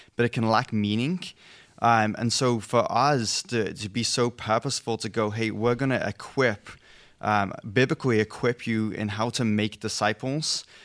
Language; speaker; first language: English; native; English